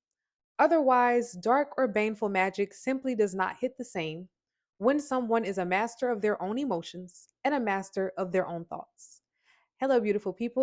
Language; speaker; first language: English; native; English